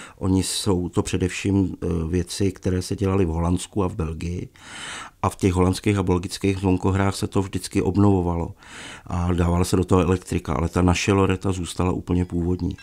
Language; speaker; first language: Czech; native; Czech